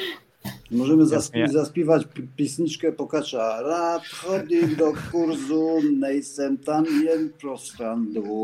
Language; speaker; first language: Czech; non-native, learner; Polish